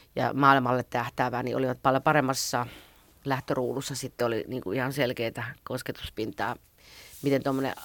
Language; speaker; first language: Finnish; native; Finnish